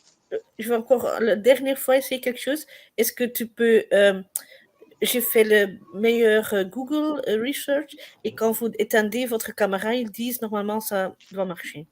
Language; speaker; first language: French; non-native, learner; Dutch